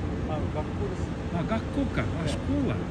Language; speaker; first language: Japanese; non-native, learner; Kyrgyz